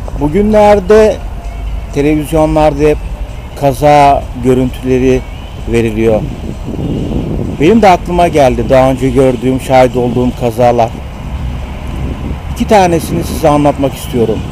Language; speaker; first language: Turkish; native; Turkish